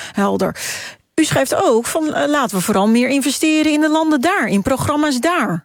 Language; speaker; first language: Dutch; native; Dutch